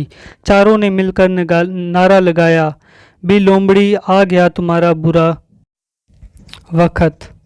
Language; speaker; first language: Urdu; native; Urdu